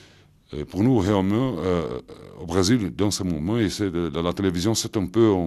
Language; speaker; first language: French; non-native, fluent; Portuguese